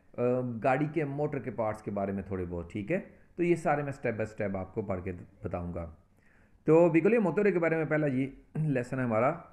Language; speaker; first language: Urdu; non-native, local second language; Punjabi